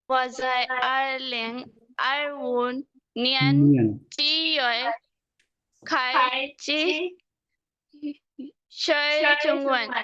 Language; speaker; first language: Chinese; non-native, learner; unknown